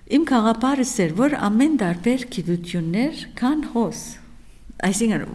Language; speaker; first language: Armenian; early bilingual, heritage; Arabic